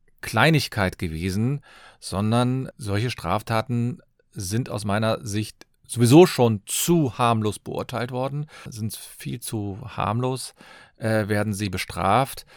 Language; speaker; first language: German; native; German